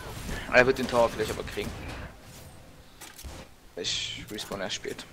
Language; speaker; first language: German; native; German